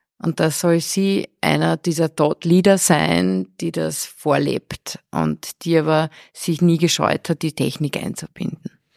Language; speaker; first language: German; early bilingual, heritage; German